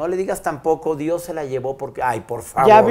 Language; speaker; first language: Spanish; native; Spanish